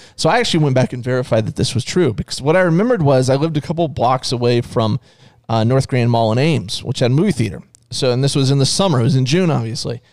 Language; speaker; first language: English; native; English